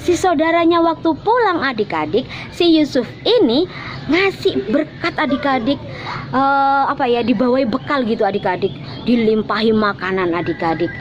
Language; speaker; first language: Indonesian; non-native, local second language; Javanese